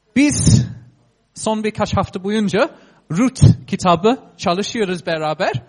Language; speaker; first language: Turkish; non-native, fluent; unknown